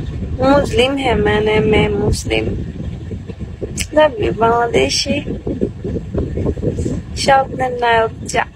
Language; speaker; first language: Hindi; non-native, learner; Bangla